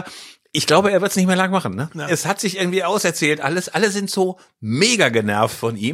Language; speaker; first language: German; native; German